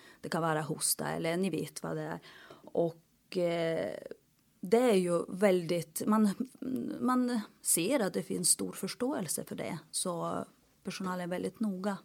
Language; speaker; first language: Swedish; non-native, fluent; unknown